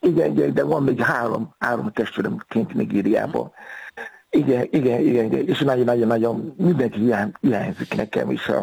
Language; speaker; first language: Hungarian; non-native, fluent; Yoruba